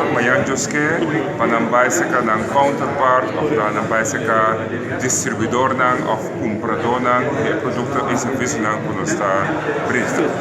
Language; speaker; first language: Portuguese; non-native, learner; Papiamento